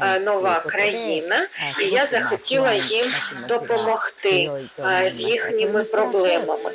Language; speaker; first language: Ukrainian; non-native, fluent; Japanese